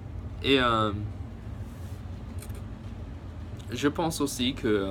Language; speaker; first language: French; early bilingual, heritage; English